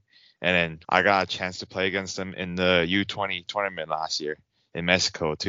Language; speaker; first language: English; non-native, fluent; Chinese